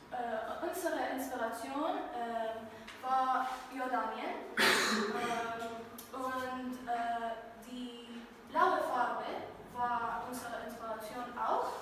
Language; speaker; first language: German; non-native, learner; Arabic